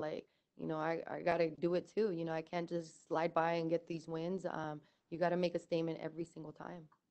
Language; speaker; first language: English; early bilingual, other home language; Spanish